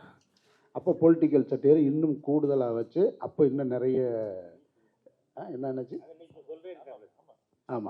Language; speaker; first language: Tamil; native; Tamil